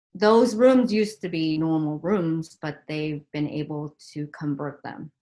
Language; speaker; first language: English; native; English